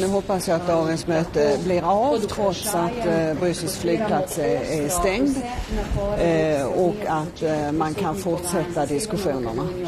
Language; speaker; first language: Swedish; native; Swedish